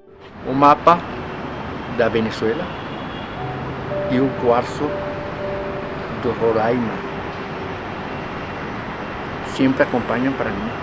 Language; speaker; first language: Portuguese; non-native, learner; Spanish